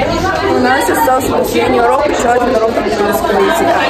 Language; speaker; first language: Russian; native; Russian